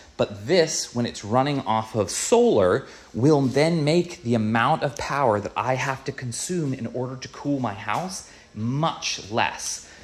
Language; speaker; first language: English; native; English